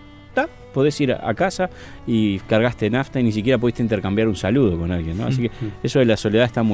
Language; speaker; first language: Spanish; native; Spanish